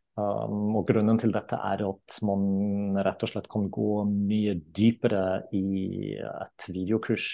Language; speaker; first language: Norwegian; non-native, fluent; German